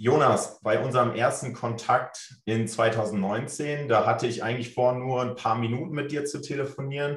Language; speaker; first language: German; native; German